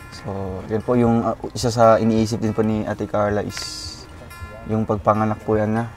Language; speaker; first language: Filipino; non-native, local second language; Cebuano